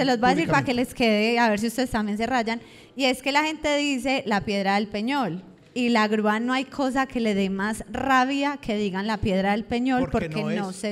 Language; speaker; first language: Spanish; native; Spanish